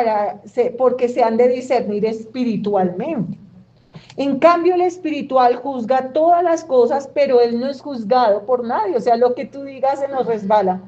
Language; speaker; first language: Spanish; native; Spanish